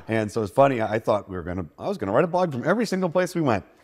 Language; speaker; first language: English; native; English